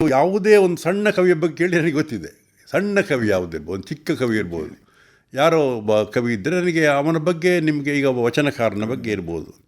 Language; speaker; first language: Kannada; non-native, local second language; Tulu